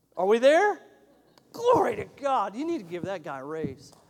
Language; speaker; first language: English; native; English